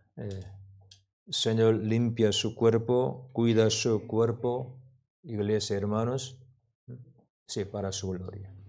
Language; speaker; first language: Spanish; non-native, learner; Korean